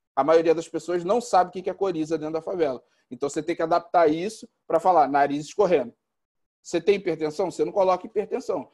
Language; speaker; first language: Portuguese; native; Portuguese